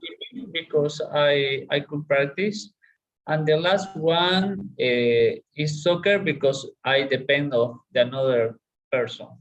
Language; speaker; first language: English; non-native, learner; Spanish